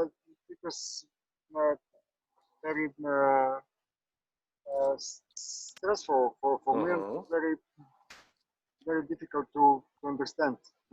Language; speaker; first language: English; non-native, learner; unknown